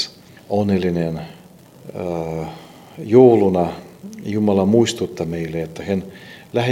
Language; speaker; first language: Finnish; non-native, fluent; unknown